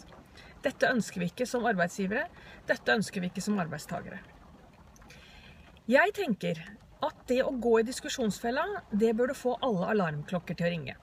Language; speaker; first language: Norwegian; native; Norwegian